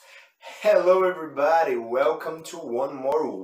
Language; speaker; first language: English; non-native, learner; Portuguese